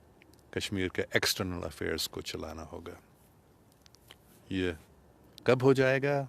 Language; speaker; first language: Urdu; non-native, fluent; English